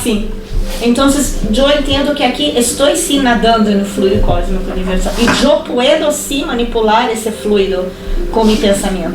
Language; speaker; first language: Spanish; non-native, fluent; Portuguese